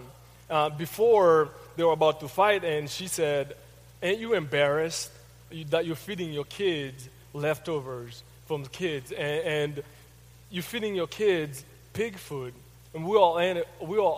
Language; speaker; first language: English; non-native, fluent; Haitian Creole